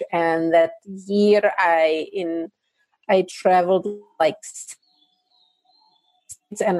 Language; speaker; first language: English; non-native, fluent; Czech